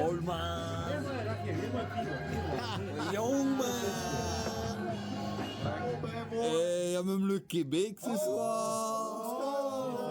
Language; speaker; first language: French; non-native, learner; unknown